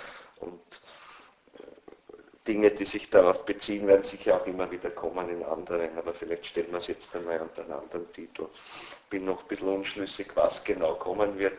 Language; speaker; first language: German; native; German